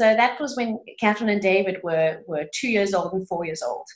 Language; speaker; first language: English; native; English